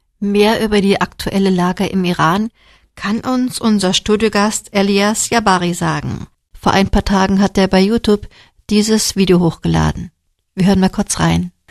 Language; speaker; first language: German; native; German